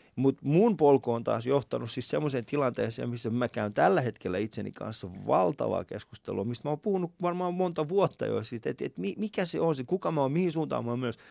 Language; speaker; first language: Finnish; native; Finnish